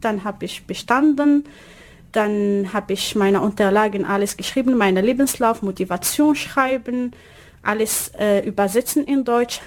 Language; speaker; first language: German; non-native, learner; Arabic